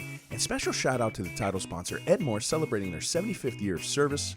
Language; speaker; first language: English; native; English